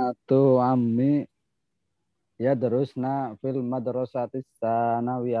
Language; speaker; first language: Arabic; non-native, learner; Indonesian